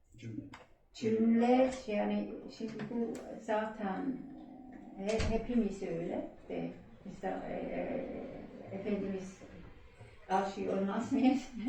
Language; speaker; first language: Turkish; non-native, learner; German